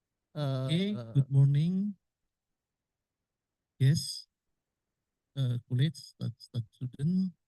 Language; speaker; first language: English; non-native, learner; Indonesian